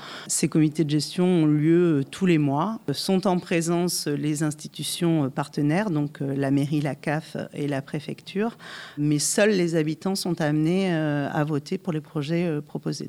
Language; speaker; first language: French; native; French